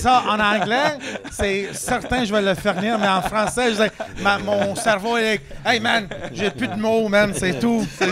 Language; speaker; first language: French; non-native, fluent; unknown